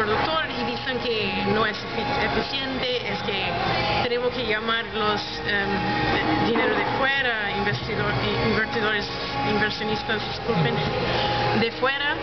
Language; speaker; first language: Spanish; non-native, fluent; English